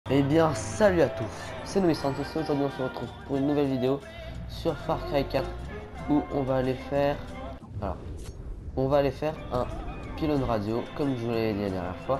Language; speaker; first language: French; native; French